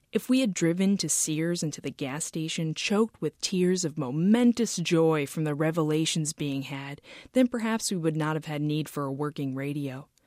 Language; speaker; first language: English; native; English